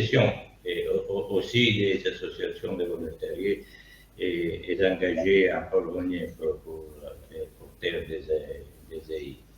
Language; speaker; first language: French; non-native, learner; Italian